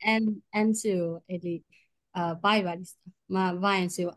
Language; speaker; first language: Finnish; non-native, learner; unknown